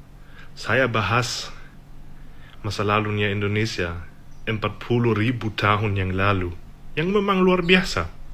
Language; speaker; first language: Indonesian; non-native, fluent; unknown